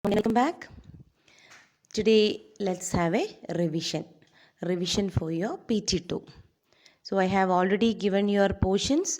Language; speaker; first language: English; non-native, local second language; Malayalam